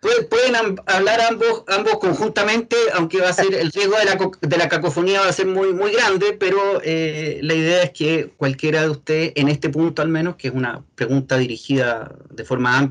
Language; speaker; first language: Spanish; native; Spanish